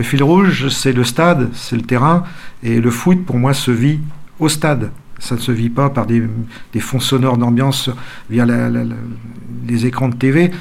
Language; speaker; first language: French; native; French